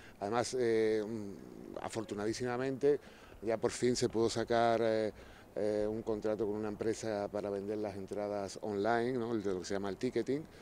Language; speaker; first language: Spanish; native; Spanish